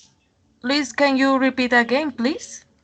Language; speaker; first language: English; non-native, learner; Spanish